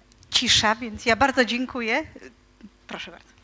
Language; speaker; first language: Polish; native; Polish